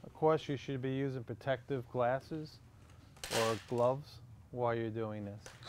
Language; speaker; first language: English; native; English